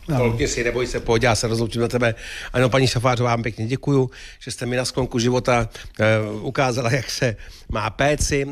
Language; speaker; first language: Czech; native; Czech